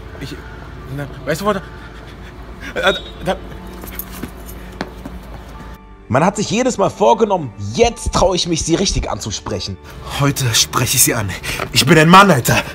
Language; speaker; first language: German; native; German